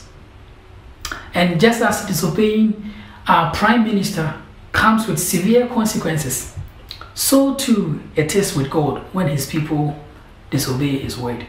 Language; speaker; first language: English; non-native, local second language; Akan